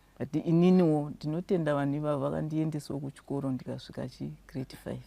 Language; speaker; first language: Shona; non-native, local second language; North Ndebele